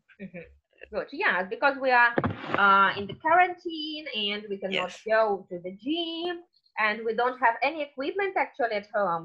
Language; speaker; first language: English; non-native, fluent; Russian